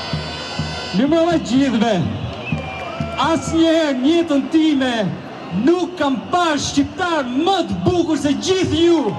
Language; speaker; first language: Albanian; early bilingual, heritage; Italian